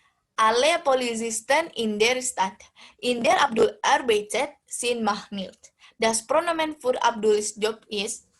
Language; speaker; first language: German; non-native, learner; Indonesian